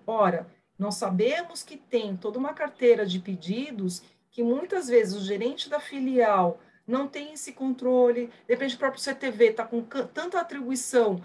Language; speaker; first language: Portuguese; early bilingual, other home language; Spanish